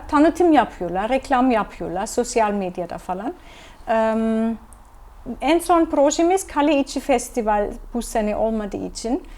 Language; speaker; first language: Turkish; non-native, fluent; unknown